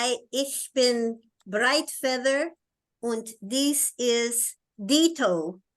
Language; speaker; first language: German; non-native, learner; English